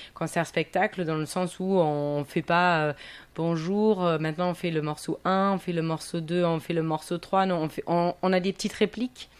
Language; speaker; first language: French; non-native, fluent; German